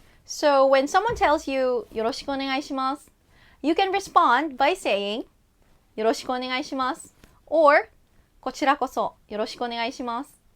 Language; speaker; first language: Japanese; non-native, fluent; Filipino